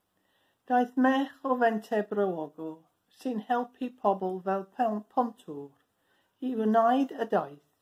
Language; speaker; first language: Welsh; non-native, learner; English